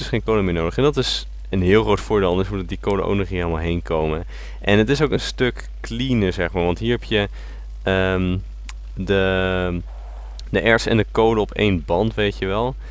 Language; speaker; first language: Dutch; native; Dutch